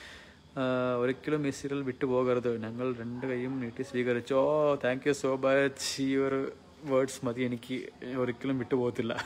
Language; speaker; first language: Malayalam; early bilingual, heritage; Malayalam